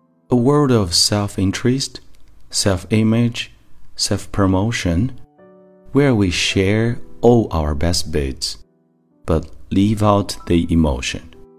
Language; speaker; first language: English; non-native, fluent; Chinese